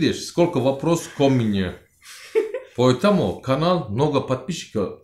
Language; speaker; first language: Russian; non-native, learner; Turkish